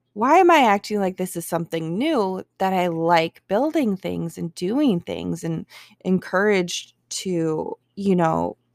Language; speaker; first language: English; native; English